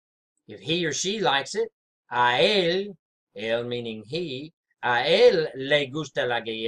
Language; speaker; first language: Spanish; non-native, fluent; English